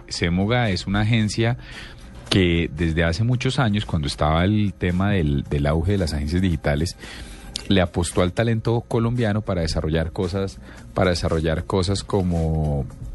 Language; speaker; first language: Spanish; native; Spanish